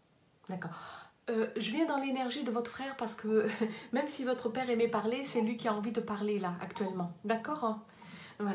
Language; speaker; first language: French; native; French